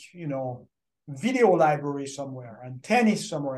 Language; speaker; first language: English; non-native, fluent; French